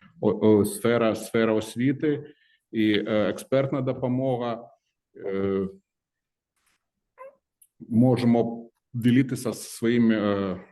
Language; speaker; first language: Ukrainian; non-native, fluent; Lithuanian